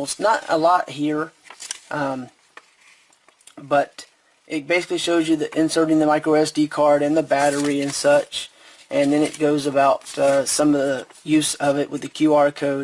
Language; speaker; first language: English; native; English